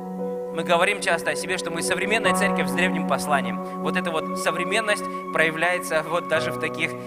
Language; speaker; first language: Russian; native; Russian